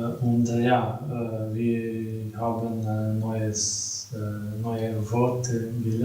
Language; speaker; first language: German; non-native, learner; Slovenian